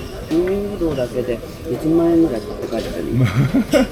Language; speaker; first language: Japanese; native; Japanese